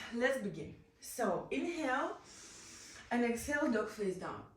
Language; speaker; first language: English; non-native, learner; Ukrainian